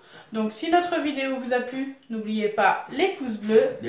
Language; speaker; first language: French; native; French